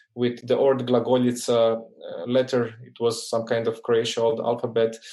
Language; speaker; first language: English; non-native, fluent; Croatian